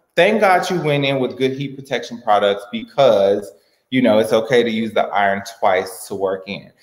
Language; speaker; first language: English; native; English